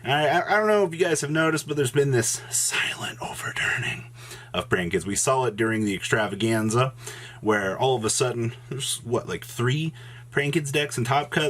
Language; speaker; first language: English; native; English